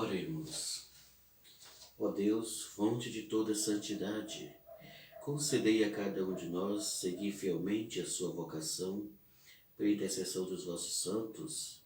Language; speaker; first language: Portuguese; native; Portuguese